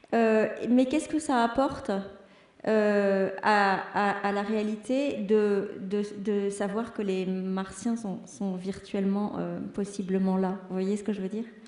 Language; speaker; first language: French; native; French